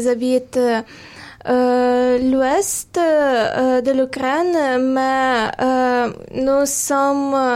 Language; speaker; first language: French; non-native, fluent; Ukrainian